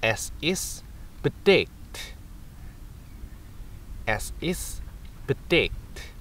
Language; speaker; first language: German; non-native, fluent; Indonesian